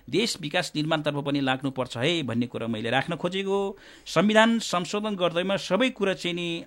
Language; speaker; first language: Nepali; non-native, local second language; Eastern Tamang